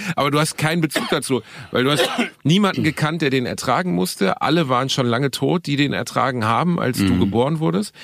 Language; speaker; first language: German; early bilingual, other home language; Turkish